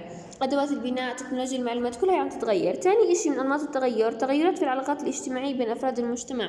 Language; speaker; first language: Arabic; native; Arabic